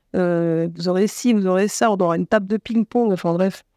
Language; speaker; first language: French; native; French